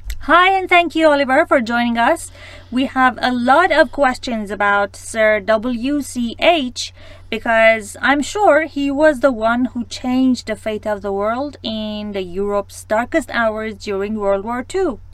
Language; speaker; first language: English; non-native, fluent; Persian